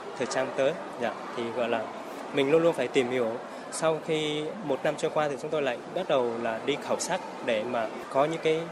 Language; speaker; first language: Vietnamese; non-native, local second language; Hmong